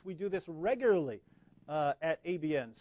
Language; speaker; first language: English; native; English